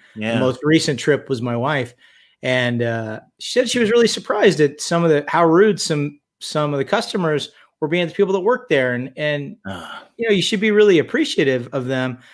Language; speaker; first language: English; native; English